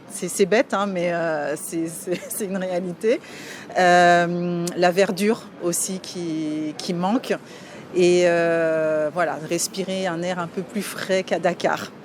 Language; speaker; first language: French; native; French